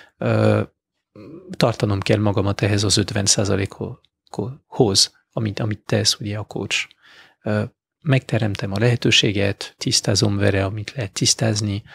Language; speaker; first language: Hungarian; non-native, fluent; French